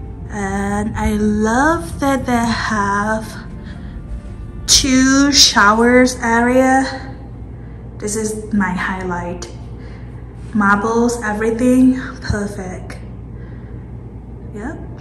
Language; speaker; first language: English; non-native, fluent; Thai